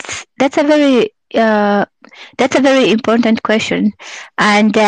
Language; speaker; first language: English; non-native, local second language; Ganda